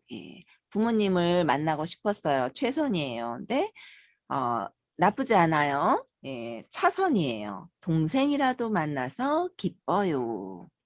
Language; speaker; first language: Korean; native; Korean